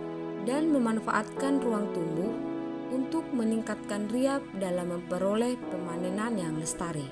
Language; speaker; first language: Indonesian; native; Indonesian